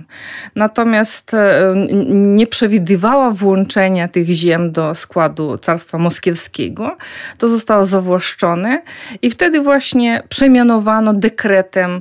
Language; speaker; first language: Polish; non-native, fluent; Ukrainian